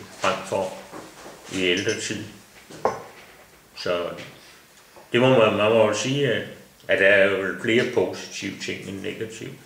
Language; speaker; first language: Danish; native; Danish